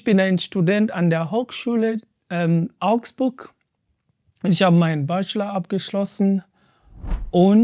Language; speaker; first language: German; non-native, learner; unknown